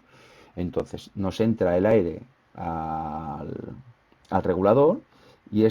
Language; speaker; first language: Spanish; native; Spanish